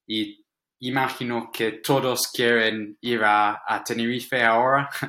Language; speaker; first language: Spanish; non-native, fluent; English